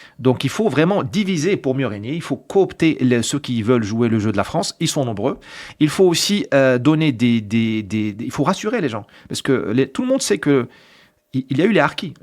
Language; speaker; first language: French; non-native, local second language; Arabic